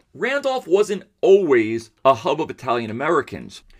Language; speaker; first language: English; early bilingual, other home language; Italian